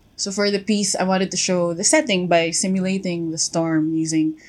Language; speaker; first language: English; non-native, local second language; Filipino